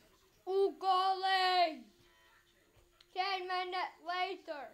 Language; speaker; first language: English; native; English